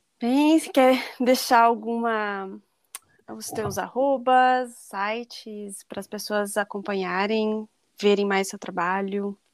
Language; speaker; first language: Portuguese; native; Portuguese